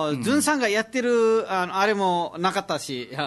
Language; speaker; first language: Japanese; non-native, fluent; Nepali